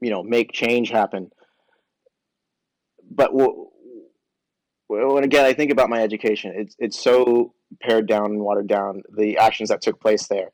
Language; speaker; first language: English; native; English